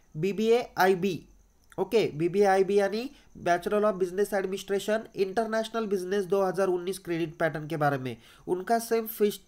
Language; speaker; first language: Hindi; non-native, local second language; Marathi